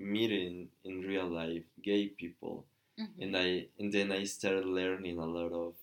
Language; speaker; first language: English; non-native, fluent; Spanish